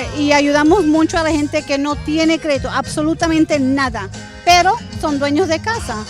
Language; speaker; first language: Spanish; early bilingual, heritage; Spanish